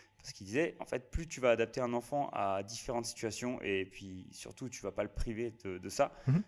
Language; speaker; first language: French; native; French